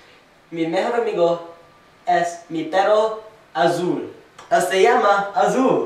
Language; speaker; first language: Spanish; non-native, learner; English